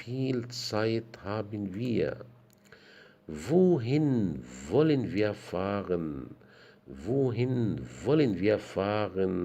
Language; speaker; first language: German; non-native, fluent; Arabic